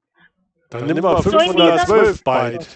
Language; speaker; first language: German; native; German